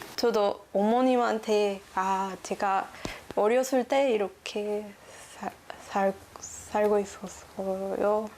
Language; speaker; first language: Korean; non-native, learner; Spanish